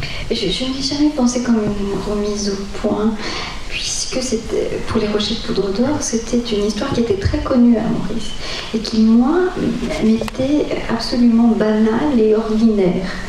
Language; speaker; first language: French; non-native, local second language; Morisyen